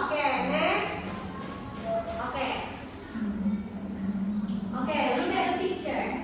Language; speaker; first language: English; non-native, learner; Indonesian